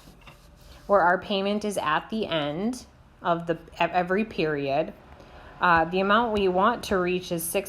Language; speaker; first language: English; native; English